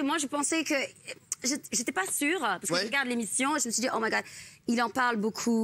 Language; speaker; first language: French; non-native, fluent; English